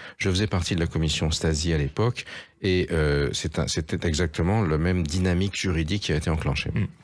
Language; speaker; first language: French; native; French